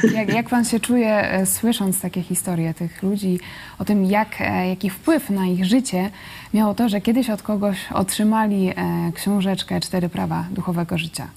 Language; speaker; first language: Polish; native; Polish